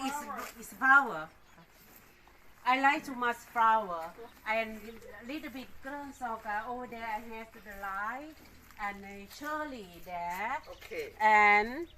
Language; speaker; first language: English; non-native, learner; Thai